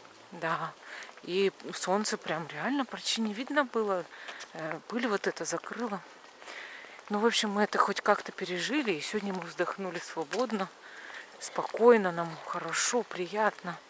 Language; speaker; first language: Russian; native; Russian